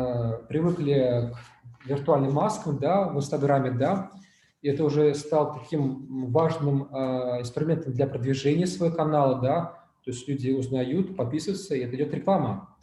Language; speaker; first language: Russian; native; Russian